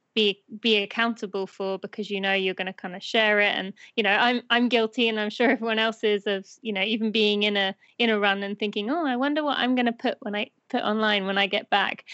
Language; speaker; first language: English; native; English